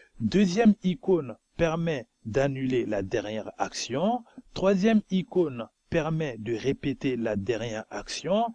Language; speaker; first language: French; non-native, local second language; Bambara